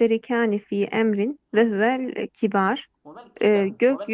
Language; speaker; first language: Turkish; native; Turkish